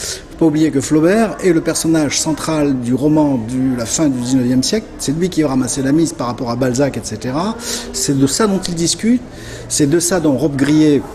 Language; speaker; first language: French; native; French